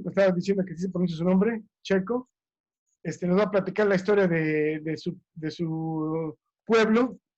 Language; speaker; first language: Spanish; native; Spanish